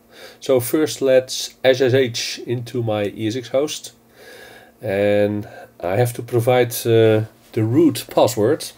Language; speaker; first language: English; non-native, fluent; Dutch